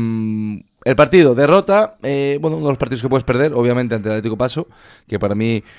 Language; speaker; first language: Spanish; native; Spanish